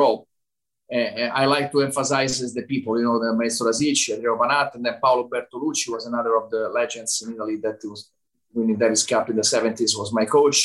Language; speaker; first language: English; non-native, fluent; Italian